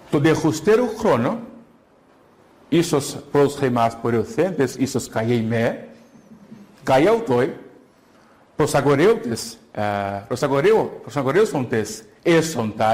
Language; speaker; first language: Greek; non-native, fluent; Portuguese